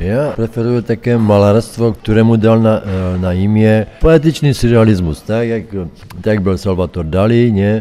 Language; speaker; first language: Polish; non-native, learner; Czech